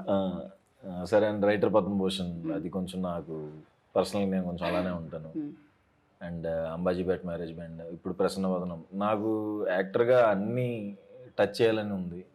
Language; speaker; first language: Telugu; native; Telugu